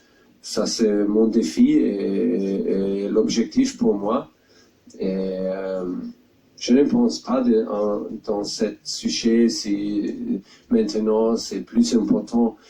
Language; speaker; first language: French; non-native, fluent; German